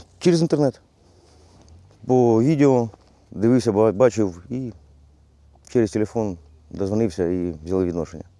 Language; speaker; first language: Ukrainian; non-native, local second language; Russian